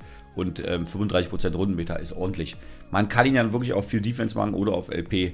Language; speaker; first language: German; native; German